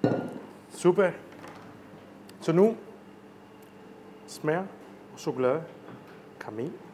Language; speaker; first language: Danish; non-native, fluent; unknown